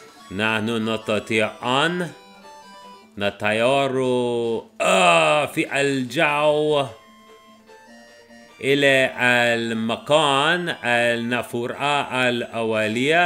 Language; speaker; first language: Arabic; non-native, learner; English